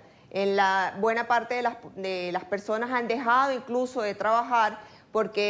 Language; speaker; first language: Spanish; native; Spanish